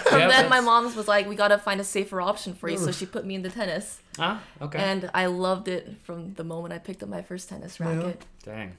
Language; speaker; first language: English; early bilingual, other home language; Japanese